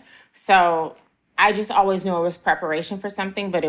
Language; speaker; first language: English; native; English